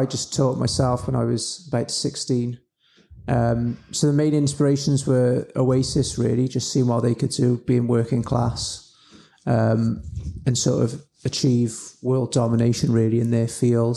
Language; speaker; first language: English; native; English